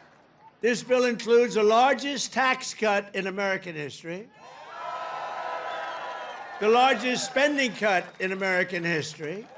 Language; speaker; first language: English; native; English